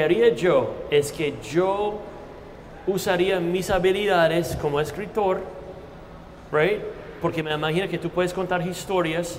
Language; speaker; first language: Spanish; non-native, fluent; English